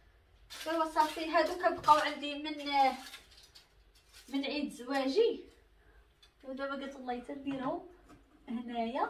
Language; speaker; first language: Arabic; native; Arabic